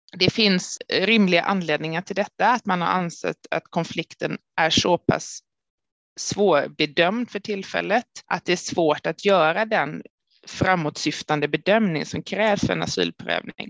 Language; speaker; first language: Swedish; native; Swedish